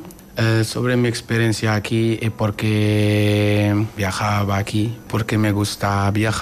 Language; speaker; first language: Spanish; non-native, learner; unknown